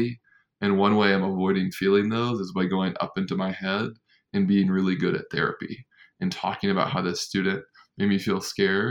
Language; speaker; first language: English; native; English